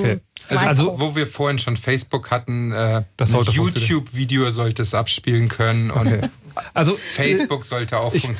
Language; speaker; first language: German; native; German